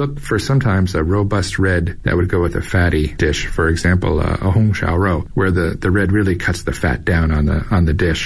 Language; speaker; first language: English; native; English